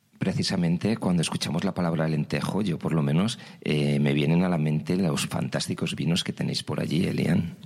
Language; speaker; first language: Spanish; native; Spanish